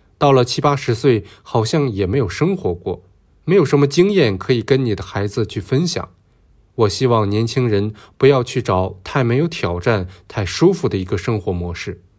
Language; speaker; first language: Chinese; non-native, local second language; Cantonese